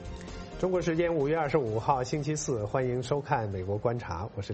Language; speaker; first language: Chinese; native; Chinese